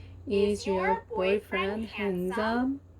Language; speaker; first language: English; non-native, learner; Korean